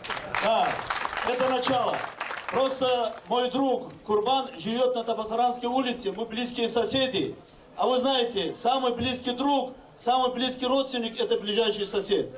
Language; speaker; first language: Russian; non-native, local second language; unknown